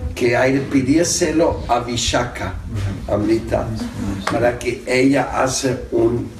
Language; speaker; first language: Spanish; non-native, fluent; German